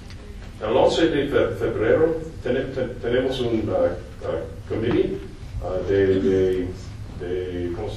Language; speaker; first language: Spanish; non-native, learner; English